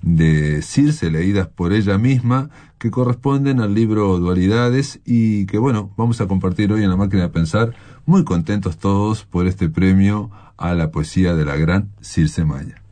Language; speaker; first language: Spanish; native; Spanish